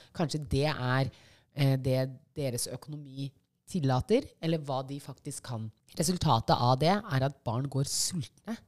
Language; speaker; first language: Norwegian; early bilingual, other home language; Shona